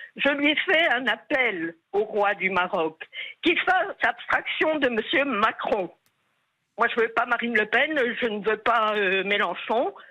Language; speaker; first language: French; native; French